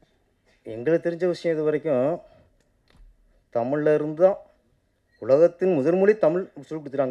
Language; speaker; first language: Tamil; native; Tamil